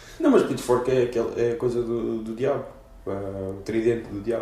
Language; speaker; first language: Portuguese; native; Portuguese